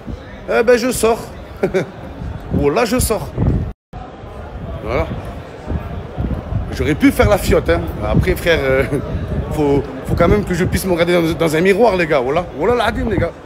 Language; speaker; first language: French; native; French